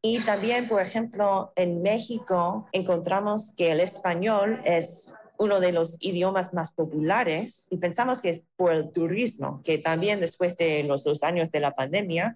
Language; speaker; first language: Spanish; non-native, fluent; English